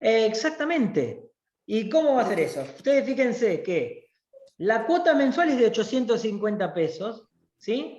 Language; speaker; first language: Spanish; native; Spanish